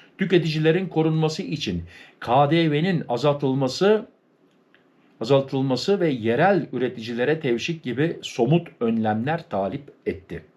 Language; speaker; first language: Turkish; early bilingual, heritage; Turkish